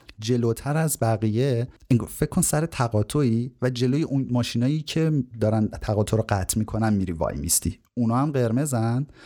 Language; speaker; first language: Persian; native; Persian